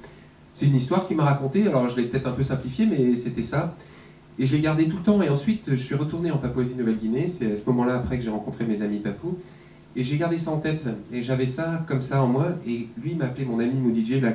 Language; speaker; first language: French; native; French